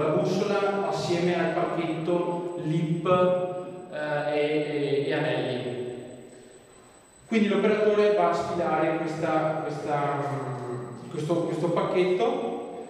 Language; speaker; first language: Italian; native; Italian